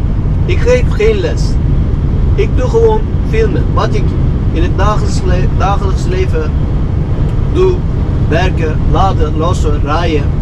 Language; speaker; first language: Dutch; non-native, fluent; Turkish